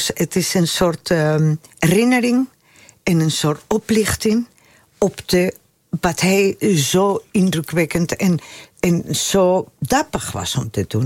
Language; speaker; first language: Dutch; non-native, fluent; Spanish